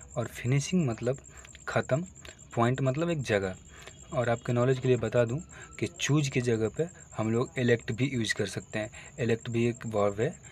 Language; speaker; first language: Hindi; native; Hindi